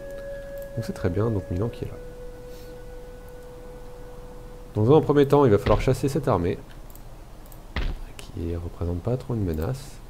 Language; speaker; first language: French; native; French